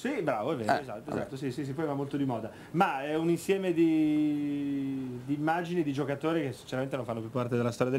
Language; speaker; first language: Italian; native; Italian